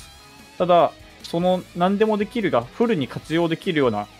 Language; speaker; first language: Japanese; native; Japanese